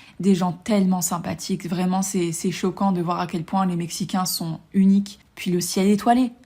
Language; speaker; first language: French; native; French